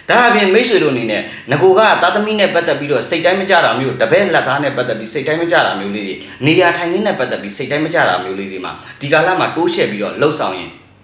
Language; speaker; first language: Burmese; native; Burmese